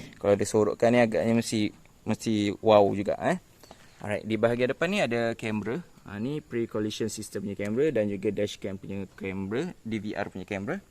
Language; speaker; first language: Malay; native; Malay